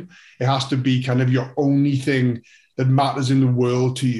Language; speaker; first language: English; native; English